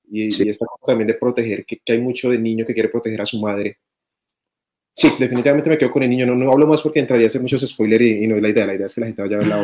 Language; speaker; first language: Spanish; native; Spanish